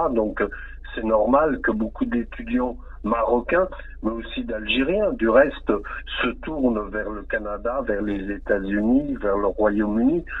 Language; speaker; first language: French; native; French